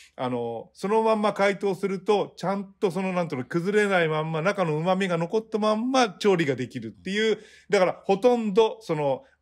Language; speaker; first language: Japanese; native; Japanese